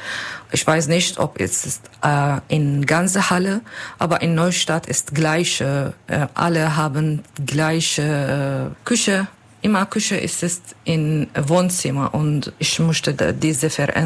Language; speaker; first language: German; non-native, learner; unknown